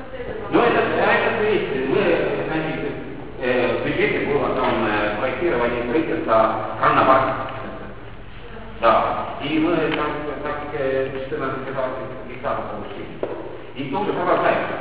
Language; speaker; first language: Russian; non-native, local second language; Estonian